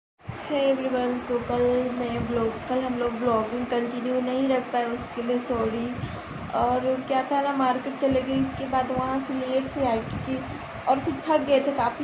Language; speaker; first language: Hindi; native; Hindi